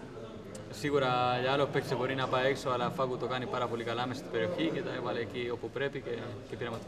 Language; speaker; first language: Greek; non-native, fluent; Spanish